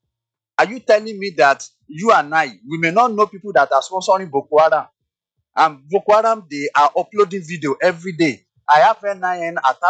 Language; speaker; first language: English; non-native, local second language; Yoruba